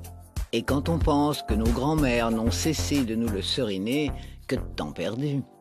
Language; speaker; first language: French; native; French